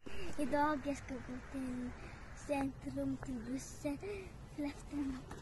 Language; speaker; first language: Swedish; non-native, learner; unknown